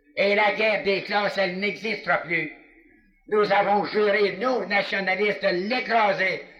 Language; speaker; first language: French; native; French